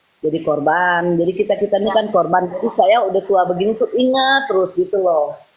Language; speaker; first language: Indonesian; non-native, local second language; Minangkabau